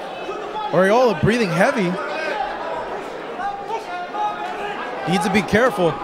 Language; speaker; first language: English; native; English